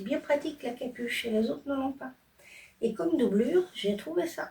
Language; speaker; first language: French; native; French